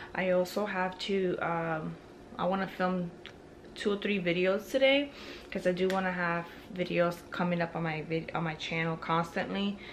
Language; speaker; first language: English; early bilingual, other home language; Spanish